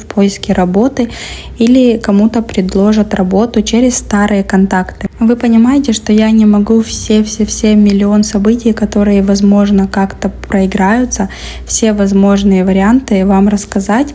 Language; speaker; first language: Russian; native; Russian